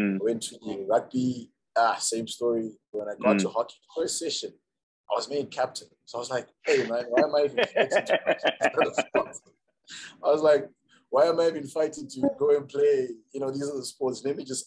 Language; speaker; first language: English; non-native, local second language; Shona